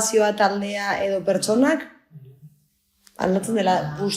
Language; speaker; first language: Basque; native; Basque